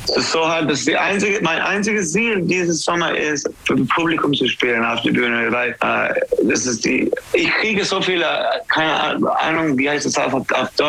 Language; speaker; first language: German; non-native, fluent; English